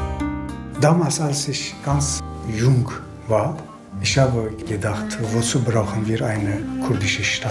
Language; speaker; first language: German; non-native, learner; Kurdish